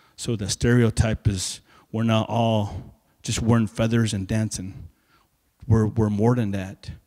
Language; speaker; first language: English; native; English